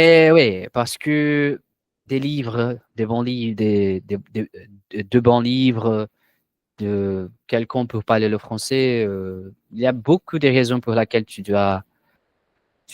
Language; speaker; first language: French; non-native, learner; Portuguese